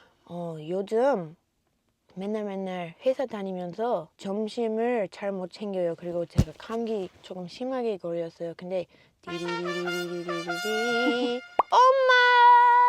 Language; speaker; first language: Korean; non-native, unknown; English